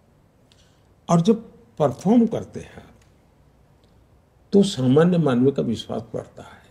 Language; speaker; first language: Hindi; non-native, local second language; Gujarati